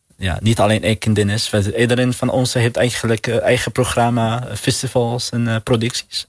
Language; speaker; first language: Dutch; non-native, learner; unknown